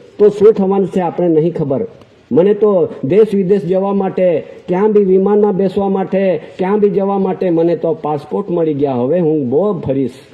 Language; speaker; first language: Gujarati; non-native, local second language; Bhili